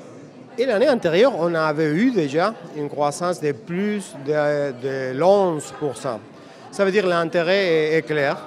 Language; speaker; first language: French; non-native, fluent; Spanish